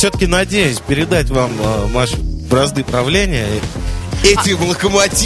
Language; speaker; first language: Russian; native; Russian